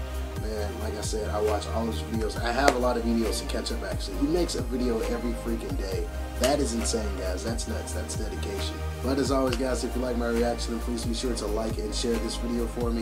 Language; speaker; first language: English; native; English